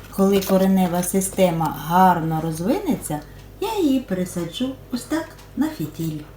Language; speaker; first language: Ukrainian; non-native, local second language; Russian